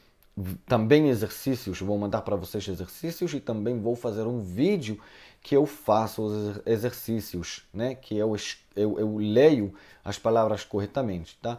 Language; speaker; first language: Portuguese; non-native, fluent; Hebrew